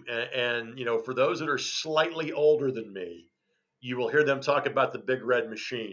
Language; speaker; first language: English; native; English